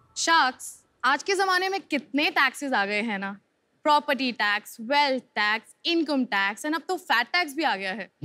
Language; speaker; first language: Hindi; native; Hindi